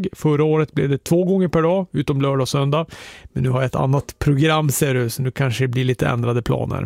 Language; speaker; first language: Swedish; native; Swedish